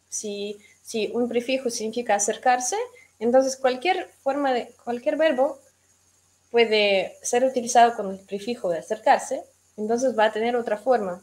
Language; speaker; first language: Spanish; non-native, fluent; Russian